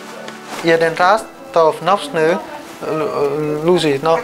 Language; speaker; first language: Polish; non-native, learner; Vietnamese